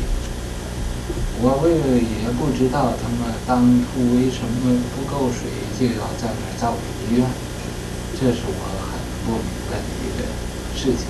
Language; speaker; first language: Chinese; native; Chinese